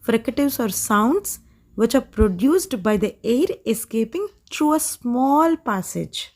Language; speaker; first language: English; non-native, local second language; Telugu